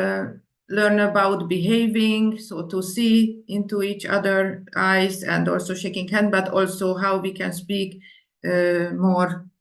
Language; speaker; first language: English; non-native, fluent; Indonesian